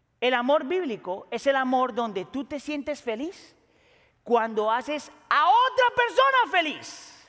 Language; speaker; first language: Spanish; native; Spanish